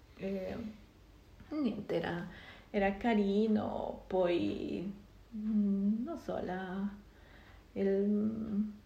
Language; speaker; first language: Italian; non-native, fluent; Spanish